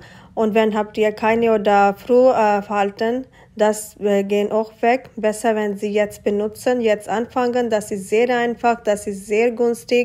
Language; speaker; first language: German; non-native, learner; Urdu